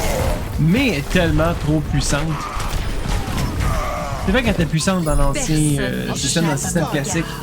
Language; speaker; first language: French; native; French